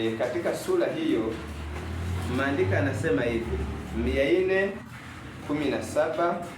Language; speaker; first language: Swahili; non-native, local second language; Rundi